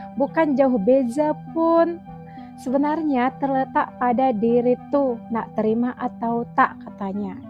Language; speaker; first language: Indonesian; native; Indonesian